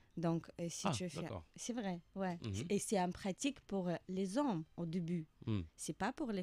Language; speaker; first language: French; non-native, learner; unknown